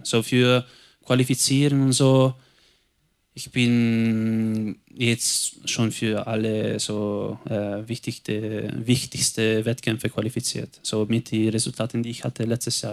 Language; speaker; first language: German; non-native, local second language; Italian